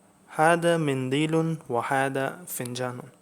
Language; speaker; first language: Arabic; non-native, fluent; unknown